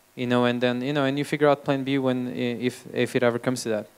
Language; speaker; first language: English; non-native, fluent; Portuguese